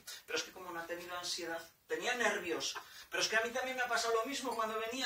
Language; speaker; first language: Spanish; native; Spanish